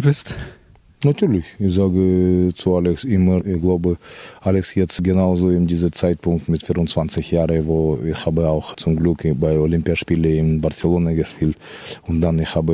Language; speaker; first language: German; non-native, fluent; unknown